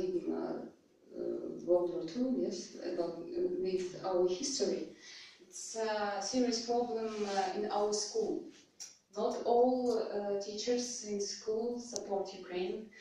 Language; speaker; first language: English; non-native, learner; Russian